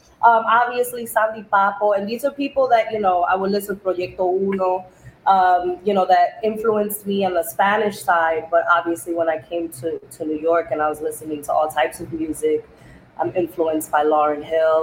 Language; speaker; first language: English; early bilingual, other home language; Spanish